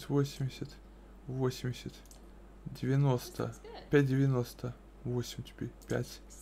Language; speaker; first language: Russian; native; Russian